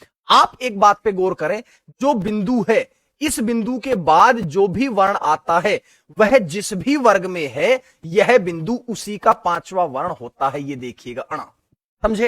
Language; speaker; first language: Hindi; native; Hindi